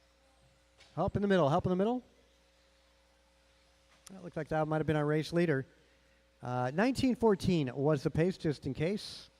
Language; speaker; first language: English; native; English